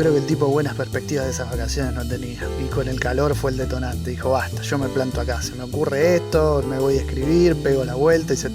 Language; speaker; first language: Spanish; native; Spanish